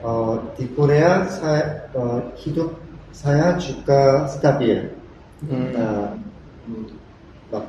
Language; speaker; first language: Indonesian; non-native, learner; Korean